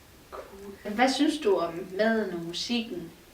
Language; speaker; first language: Danish; native; Danish